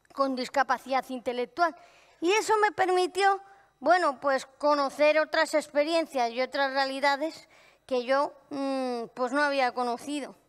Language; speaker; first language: Spanish; native; Spanish